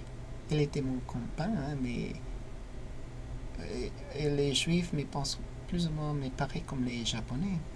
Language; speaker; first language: French; non-native, learner; English